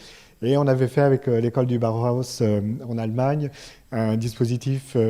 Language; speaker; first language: French; native; French